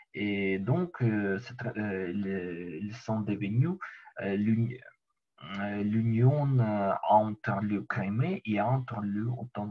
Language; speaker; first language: French; non-native, learner; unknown